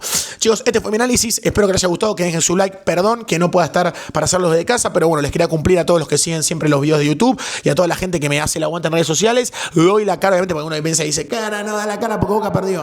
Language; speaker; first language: Spanish; native; Spanish